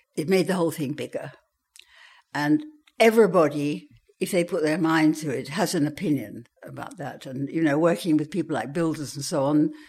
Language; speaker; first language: English; native; English